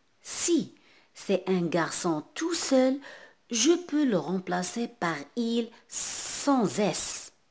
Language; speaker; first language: French; non-native, local second language; Arabic